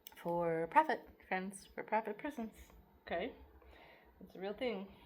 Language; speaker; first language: English; native; English